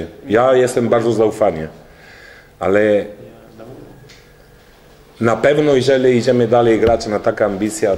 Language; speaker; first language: Polish; non-native, learner; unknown